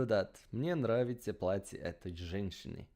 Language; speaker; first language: Russian; non-native, learner; Polish